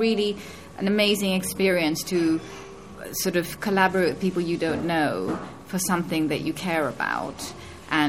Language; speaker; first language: English; native; English